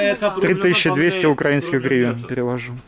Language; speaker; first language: Russian; native; Russian